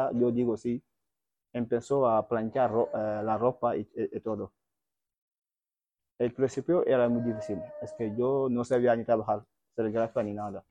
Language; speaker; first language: Spanish; non-native, learner; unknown